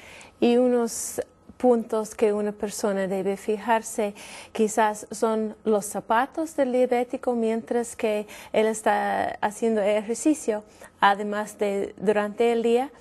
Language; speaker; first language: Spanish; non-native, fluent; English